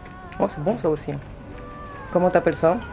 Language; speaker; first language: French; native; French